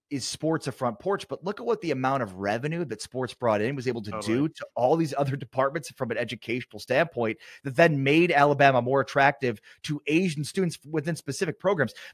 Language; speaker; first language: English; native; English